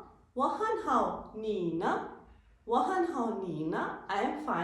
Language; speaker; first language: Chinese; non-native, fluent; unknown